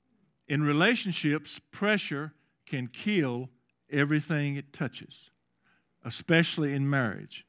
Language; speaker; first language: English; native; English